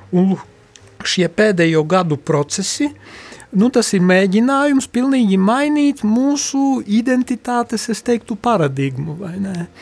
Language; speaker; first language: Latvian; non-native, local second language; Polish